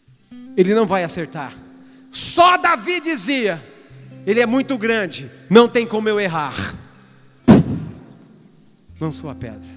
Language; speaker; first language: Portuguese; native; Portuguese